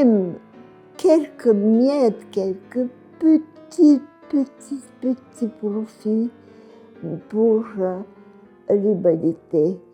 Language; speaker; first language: French; non-native, fluent; Bulgarian